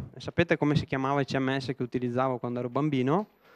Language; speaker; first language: Italian; native; Italian